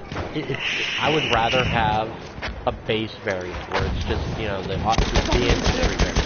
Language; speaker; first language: English; native; English